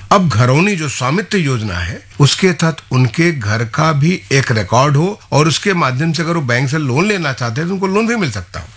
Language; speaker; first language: Hindi; native; Hindi